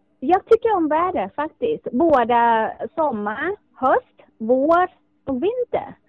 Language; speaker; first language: Swedish; non-native, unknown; Thai